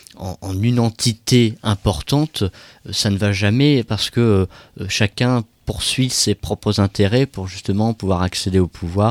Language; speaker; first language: French; native; French